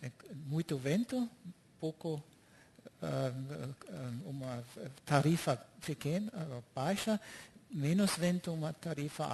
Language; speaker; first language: Portuguese; non-native, fluent; German